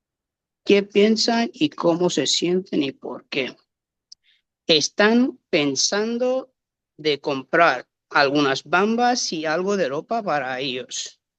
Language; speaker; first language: Spanish; non-native, learner; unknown